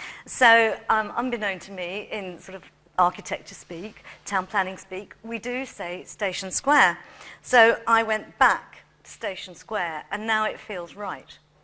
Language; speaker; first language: English; native; English